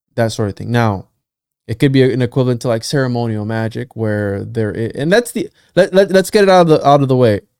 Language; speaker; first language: English; non-native, fluent; Spanish